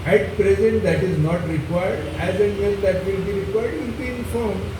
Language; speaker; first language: English; non-native, local second language; Marathi